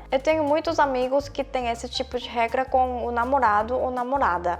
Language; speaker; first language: Portuguese; non-native, fluent; Korean